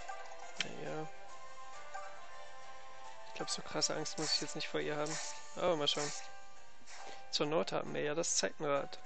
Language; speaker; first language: German; native; German